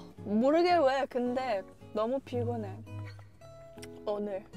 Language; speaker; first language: Korean; non-native, learner; English